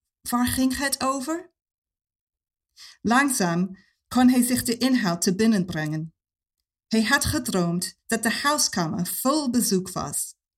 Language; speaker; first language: Dutch; non-native, fluent; English